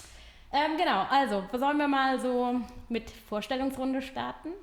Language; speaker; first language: German; native; German